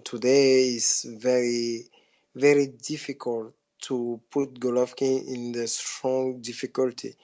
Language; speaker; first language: English; non-native, fluent; French